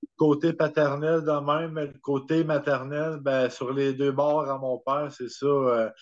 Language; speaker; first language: French; native; French